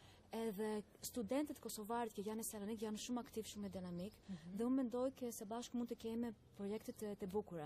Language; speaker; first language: Albanian; non-native, learner; Greek